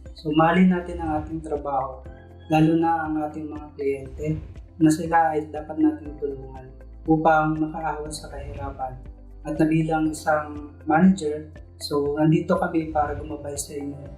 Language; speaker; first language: Filipino; native; Filipino